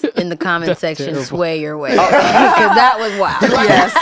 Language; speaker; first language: English; native; English